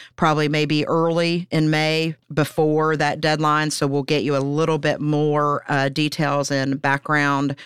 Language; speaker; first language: English; native; English